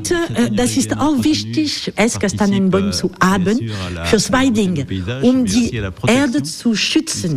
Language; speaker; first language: German; non-native, learner; French